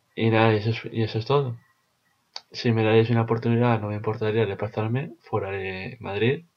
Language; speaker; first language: Spanish; native; Spanish